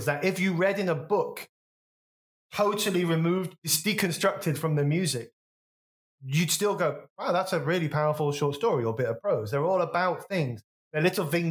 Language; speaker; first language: English; native; English